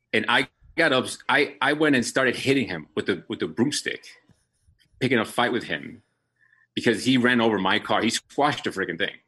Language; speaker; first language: English; early bilingual, other home language; Spanish